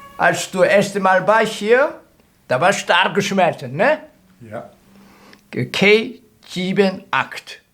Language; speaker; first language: German; non-native, learner; Korean